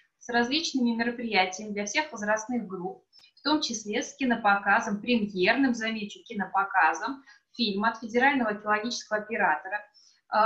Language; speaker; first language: Russian; native; Russian